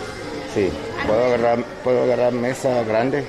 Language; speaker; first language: Spanish; non-native, learner; English